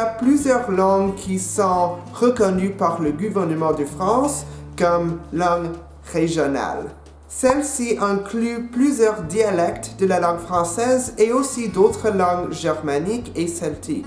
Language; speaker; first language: French; non-native, local second language; English